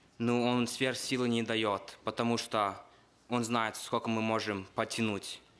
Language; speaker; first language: Russian; early bilingual, heritage; Russian